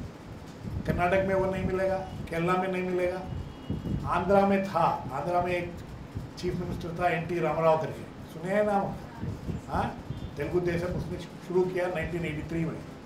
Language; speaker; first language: Hindi; non-native, local second language; Kannada